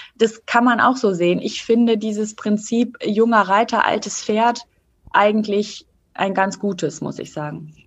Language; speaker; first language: German; native; German